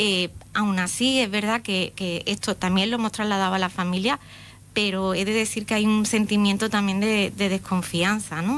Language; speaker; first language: Spanish; native; Spanish